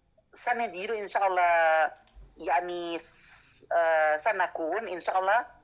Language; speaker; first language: Arabic; non-native, learner; Indonesian